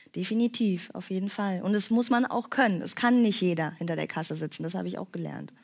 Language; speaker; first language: German; native; German